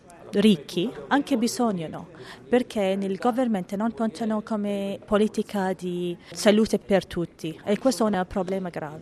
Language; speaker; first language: Italian; non-native, learner; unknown